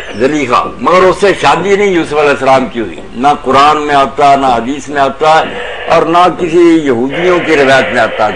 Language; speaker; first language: Urdu; non-native, local second language; Punjabi